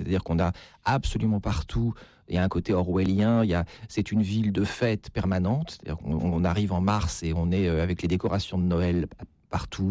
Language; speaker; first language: French; native; French